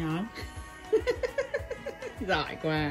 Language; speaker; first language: Vietnamese; early bilingual, heritage; Vietnamese